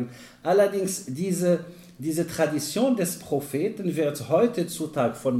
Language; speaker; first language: German; non-native, fluent; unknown